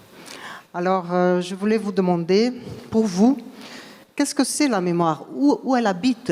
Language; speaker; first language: French; non-native, fluent; Portuguese